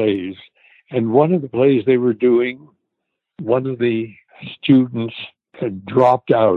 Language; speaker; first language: English; native; English